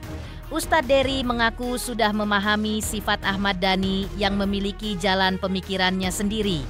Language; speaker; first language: Indonesian; native; Indonesian